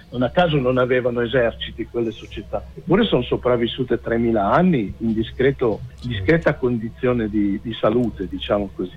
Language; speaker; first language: Italian; native; Italian